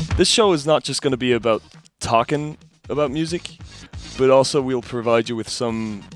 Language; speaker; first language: English; non-native, fluent; German